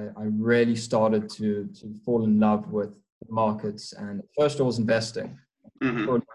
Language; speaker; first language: English; native; English